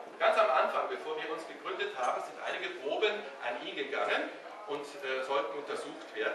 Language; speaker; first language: German; native; German